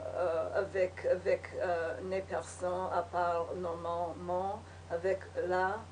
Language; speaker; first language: French; non-native, learner; English